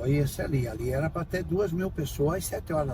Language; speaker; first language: Portuguese; native; Portuguese